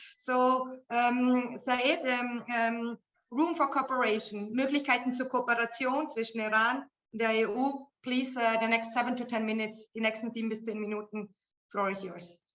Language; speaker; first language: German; native; German